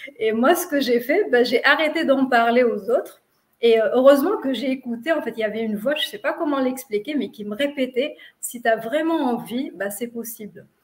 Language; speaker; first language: French; non-native, local second language; Arabic